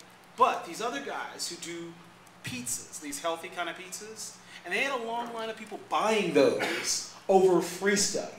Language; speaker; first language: English; native; English